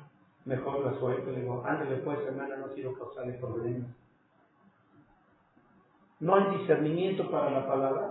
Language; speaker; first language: Spanish; native; Spanish